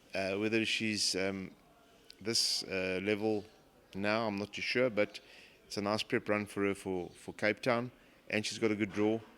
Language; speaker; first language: English; native; English